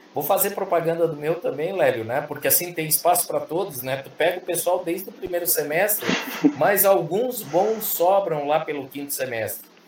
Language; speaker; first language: Portuguese; early bilingual, other home language; Spanish